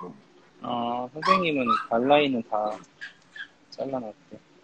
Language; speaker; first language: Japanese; non-native, fluent; Korean